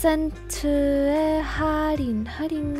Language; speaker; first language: Korean; non-native, learner; English